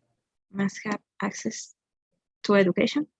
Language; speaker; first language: English; non-native, learner; Spanish